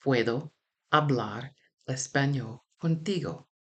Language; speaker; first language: Spanish; non-native, learner; English